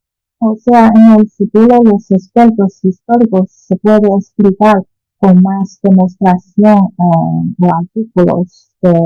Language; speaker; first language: Spanish; non-native, fluent; Chinese